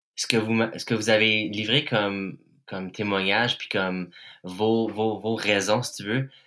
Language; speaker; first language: French; native; French